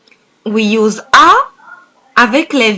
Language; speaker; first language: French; non-native, fluent; Arabic